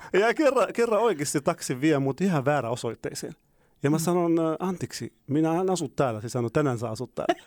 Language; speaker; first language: Finnish; non-native, fluent; Arabic